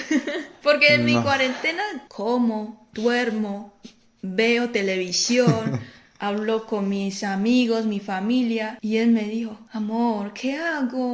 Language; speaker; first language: Spanish; non-native, fluent; Chinese